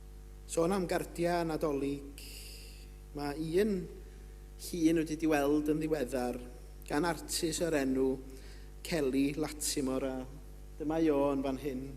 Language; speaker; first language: Welsh; native; Welsh